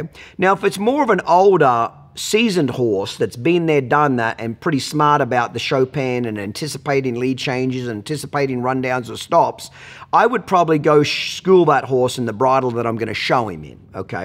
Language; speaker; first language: English; native; English